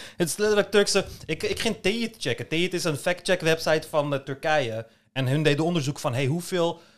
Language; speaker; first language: Dutch; early bilingual, other home language; Turkish